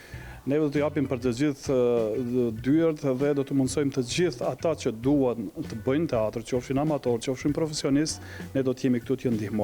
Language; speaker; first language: Albanian; native; Albanian